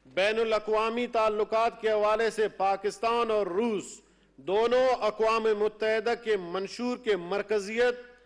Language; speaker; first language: Urdu; non-native, local second language; Baluchi